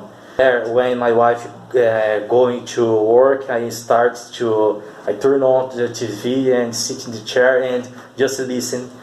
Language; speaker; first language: English; non-native, learner; Portuguese